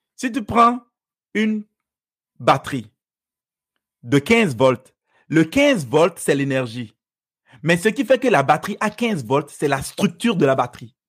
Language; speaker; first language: French; non-native, local second language; Fon